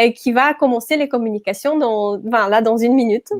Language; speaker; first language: French; non-native, fluent; Portuguese